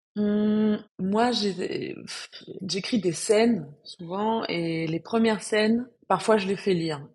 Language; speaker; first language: French; non-native, fluent; Spanish